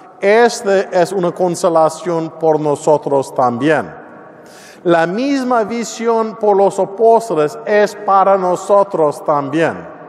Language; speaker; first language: Spanish; non-native, learner; English